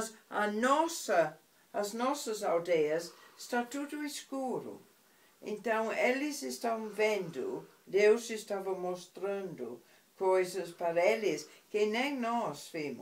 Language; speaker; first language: Portuguese; non-native, fluent; English